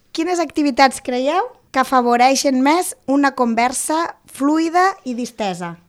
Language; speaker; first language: Catalan; native; Catalan